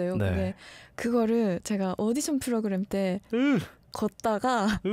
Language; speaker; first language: Korean; non-native, fluent; Japanese